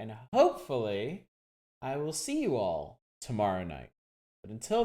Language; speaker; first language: English; native; English